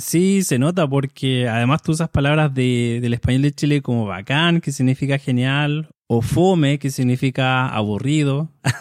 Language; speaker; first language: Spanish; native; Spanish